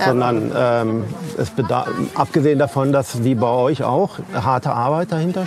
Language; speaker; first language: German; native; German